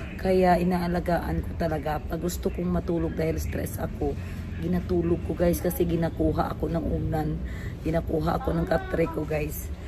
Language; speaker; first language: Filipino; non-native, local second language; Cebuano